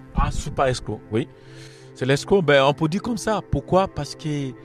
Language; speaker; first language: French; non-native, learner; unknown